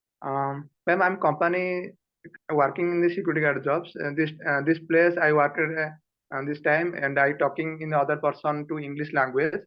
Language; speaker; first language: English; non-native, learner; Odia